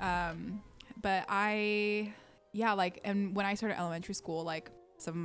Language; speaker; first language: English; early bilingual, other home language; Korean